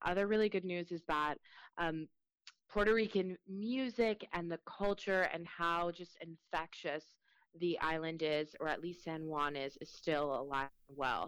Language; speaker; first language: English; early bilingual, other home language; Spanish